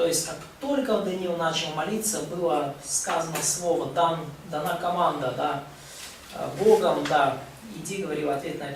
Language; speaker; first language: Russian; native; Russian